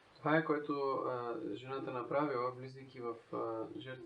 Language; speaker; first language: Bulgarian; native; Bulgarian